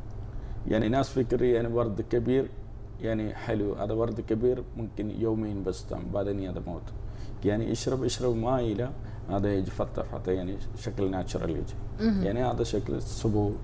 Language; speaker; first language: Arabic; non-native, learner; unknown